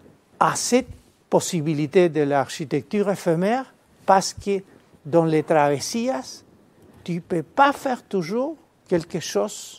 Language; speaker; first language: French; non-native, fluent; Spanish